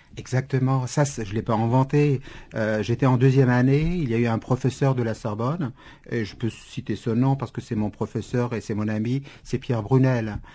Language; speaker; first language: French; non-native, fluent; Kurdish